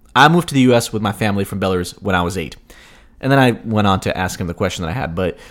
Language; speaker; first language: English; early bilingual, other home language; Russian